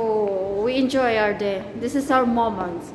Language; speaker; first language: English; non-native, fluent; Filipino